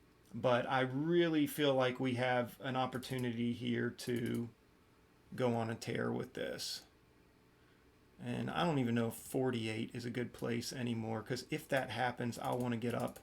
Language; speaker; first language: English; native; English